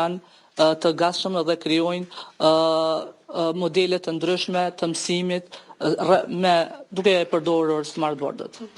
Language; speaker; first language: Albanian; native; Albanian